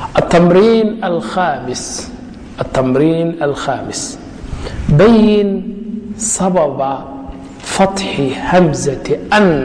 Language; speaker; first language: Arabic; non-native, fluent; Somali